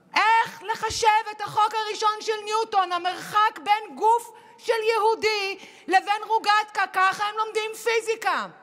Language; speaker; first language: Hebrew; native; Hebrew